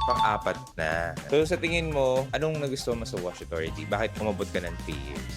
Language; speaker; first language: Filipino; native; Filipino